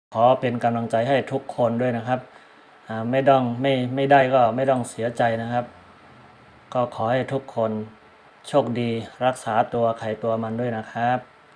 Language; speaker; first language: Thai; non-native, local second language; Shan